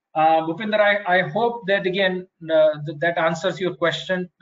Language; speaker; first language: English; non-native, local second language; Marathi